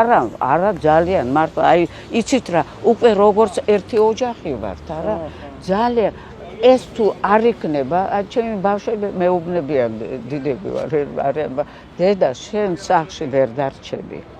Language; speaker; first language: Georgian; non-native, local second language; Russian